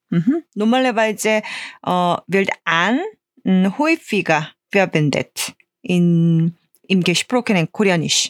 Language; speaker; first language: German; non-native, fluent; Korean